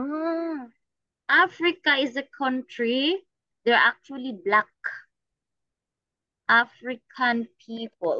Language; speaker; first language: English; non-native, fluent; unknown